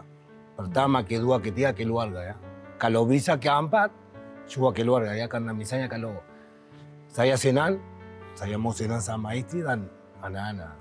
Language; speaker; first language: Indonesian; non-native, learner; Spanish